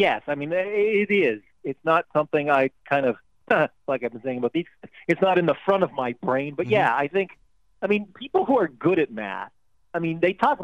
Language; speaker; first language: English; native; English